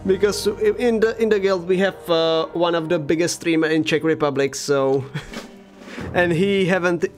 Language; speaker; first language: English; non-native, fluent; Czech